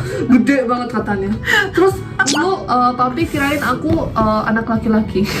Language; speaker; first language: Indonesian; early bilingual, other home language; Korean